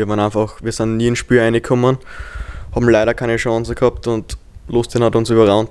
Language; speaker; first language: German; native; German